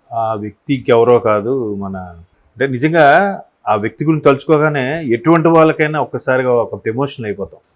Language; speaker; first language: Telugu; native; Telugu